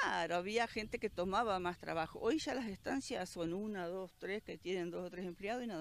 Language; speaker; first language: Spanish; native; Spanish